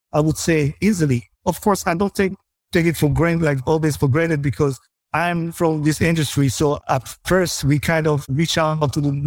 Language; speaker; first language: English; non-native, fluent; French